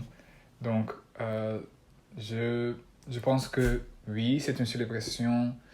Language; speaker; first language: French; non-native, learner; Dutch